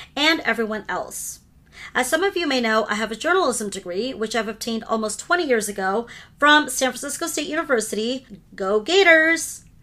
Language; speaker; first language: English; early bilingual, other home language; Hindi